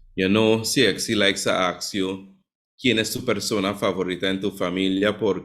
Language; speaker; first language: Spanish; non-native, fluent; English